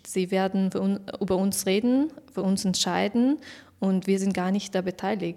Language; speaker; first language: German; non-native, fluent; Persian